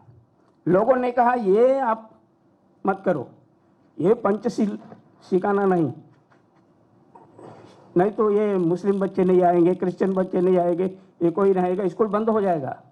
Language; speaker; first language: Hindi; non-native, fluent; Sinhala